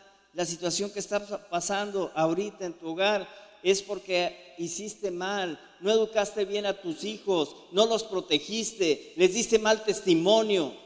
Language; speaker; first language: Spanish; native; Spanish